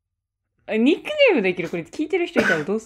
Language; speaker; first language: Japanese; native; Japanese